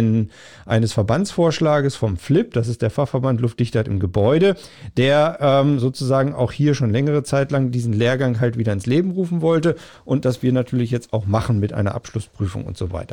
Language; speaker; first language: German; native; German